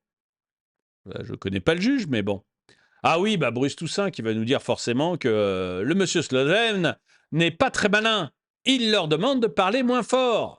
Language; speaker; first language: French; native; French